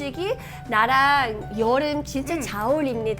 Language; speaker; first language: Korean; non-native, learner; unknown